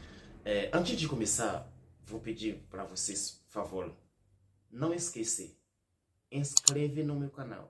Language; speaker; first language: Portuguese; non-native, learner; Haitian Creole